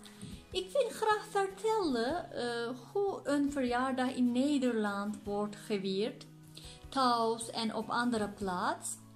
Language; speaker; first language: Dutch; non-native, learner; Turkish